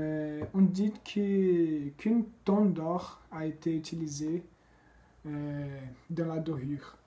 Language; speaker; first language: French; non-native, fluent; Portuguese